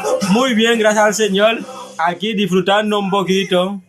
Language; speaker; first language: Spanish; non-native, learner; Haitian Creole